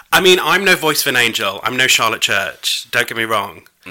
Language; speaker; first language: English; native; English